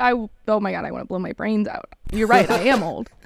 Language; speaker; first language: English; native; English